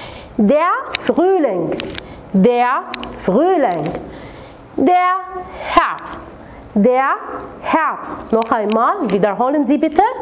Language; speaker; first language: German; non-native, fluent; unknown